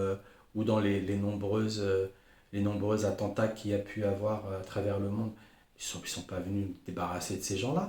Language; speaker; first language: French; native; French